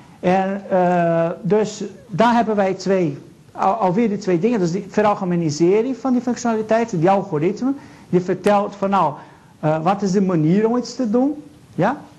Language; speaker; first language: Dutch; non-native, fluent; Portuguese